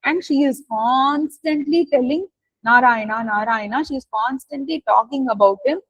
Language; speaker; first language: English; non-native, local second language; Tamil